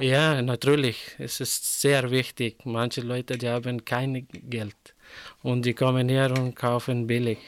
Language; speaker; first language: German; non-native, learner; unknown